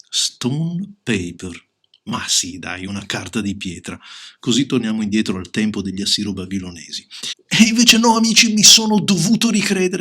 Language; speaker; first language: Italian; native; Italian